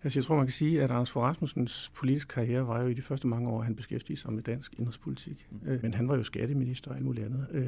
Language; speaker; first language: Danish; native; Danish